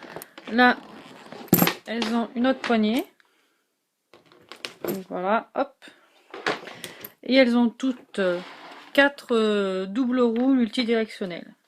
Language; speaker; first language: French; native; French